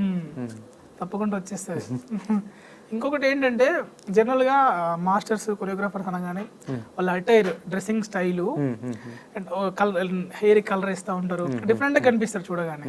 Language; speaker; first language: Telugu; native; Telugu